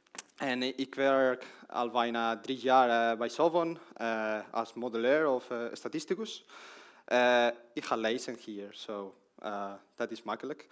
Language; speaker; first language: Dutch; non-native, learner; Spanish